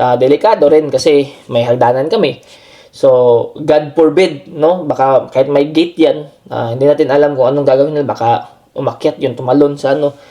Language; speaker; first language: Filipino; non-native, local second language; Cebuano